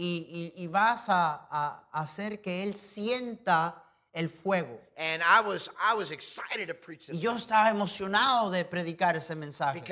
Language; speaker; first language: Spanish; non-native, fluent; English